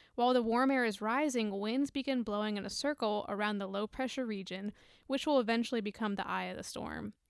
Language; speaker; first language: English; native; English